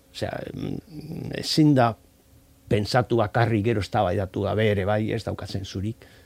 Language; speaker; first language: Basque; non-native, local second language; Spanish